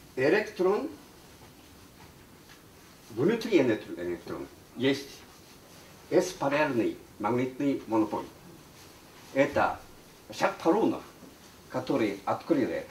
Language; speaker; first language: Russian; non-native, learner; Japanese